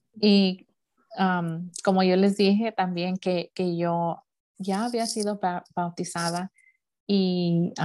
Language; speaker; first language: Spanish; early bilingual, heritage; Spanish